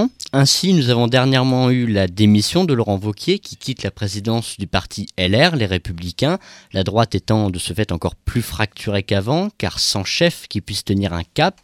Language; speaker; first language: French; native; French